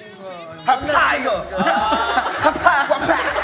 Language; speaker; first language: Japanese; non-native, learner; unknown